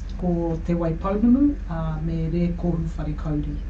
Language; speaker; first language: Māori; non-native, local second language; English